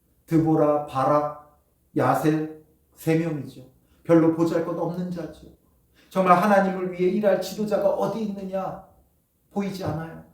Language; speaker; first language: Korean; native; Korean